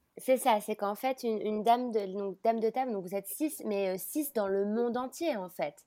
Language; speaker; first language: French; native; French